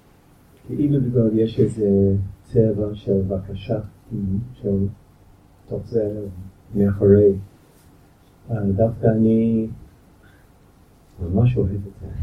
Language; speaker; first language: Hebrew; non-native, fluent; English